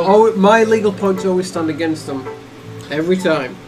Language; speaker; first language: English; native; English